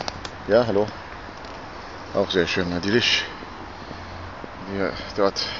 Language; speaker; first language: German; non-native, fluent; Arabic